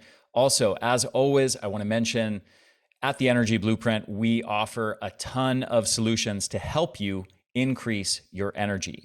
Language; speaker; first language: English; native; English